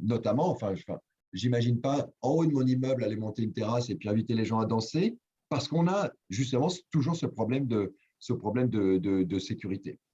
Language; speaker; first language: French; native; French